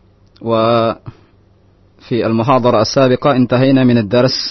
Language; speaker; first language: Arabic; non-native, fluent; Indonesian